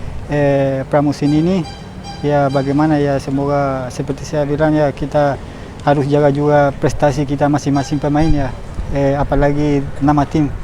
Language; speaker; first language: Indonesian; non-native, fluent; Spanish